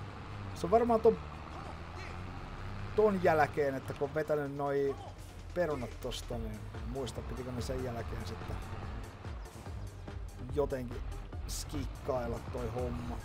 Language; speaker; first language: Finnish; native; Finnish